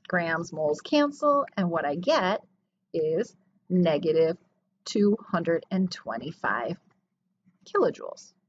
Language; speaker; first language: English; native; English